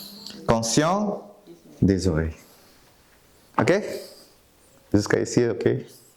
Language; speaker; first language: French; non-native, fluent; Vietnamese